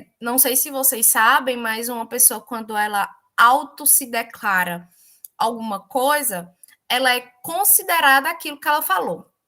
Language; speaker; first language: Portuguese; native; Portuguese